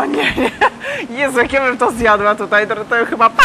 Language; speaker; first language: Polish; native; Polish